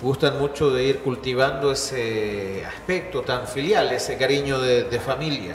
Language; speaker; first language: Spanish; native; Spanish